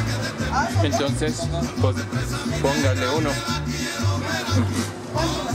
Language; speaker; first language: Spanish; non-native, learner; Amharic